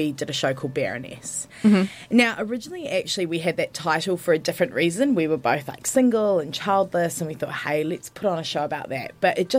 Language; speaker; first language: English; native; English